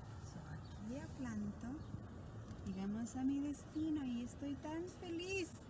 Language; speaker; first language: Spanish; early bilingual, heritage; Spanish